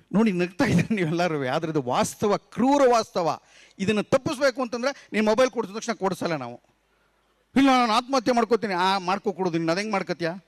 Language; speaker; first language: Kannada; native; Kannada